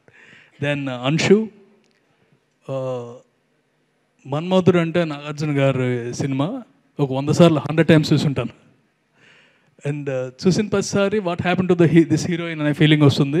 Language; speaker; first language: Telugu; native; Telugu